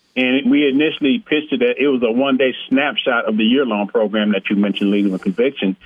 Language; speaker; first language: English; native; English